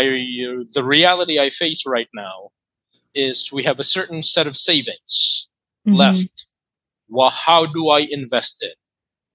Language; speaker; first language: English; non-native, local second language; Filipino